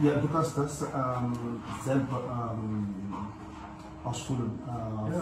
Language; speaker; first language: German; non-native, learner; Malagasy